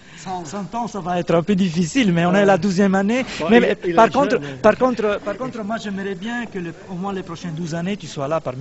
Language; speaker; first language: French; non-native, fluent; Italian